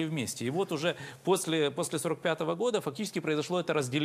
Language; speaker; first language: Ukrainian; native; Ukrainian